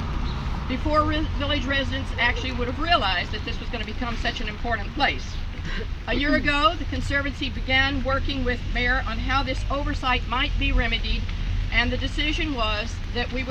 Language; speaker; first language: English; native; English